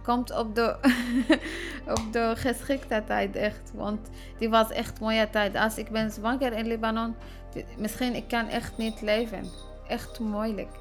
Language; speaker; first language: Dutch; non-native, learner; Arabic